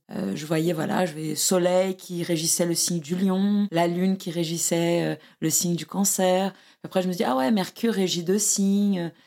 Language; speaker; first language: French; non-native, fluent; Portuguese